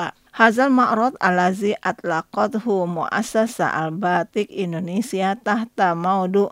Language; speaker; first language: Arabic; non-native, fluent; Indonesian